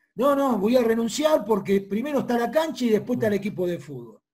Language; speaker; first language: Spanish; native; Spanish